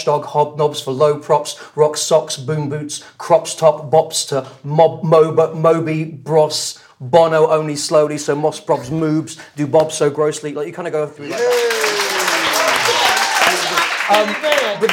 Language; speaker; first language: English; native; English